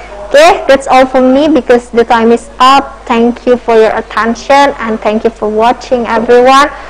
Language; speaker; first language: English; non-native, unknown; Indonesian